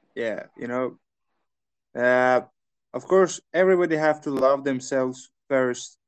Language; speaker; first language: English; non-native, fluent; Persian